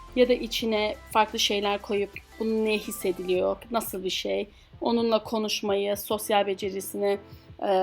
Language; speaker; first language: Turkish; non-native, fluent; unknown